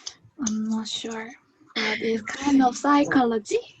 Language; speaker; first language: English; non-native, learner; Korean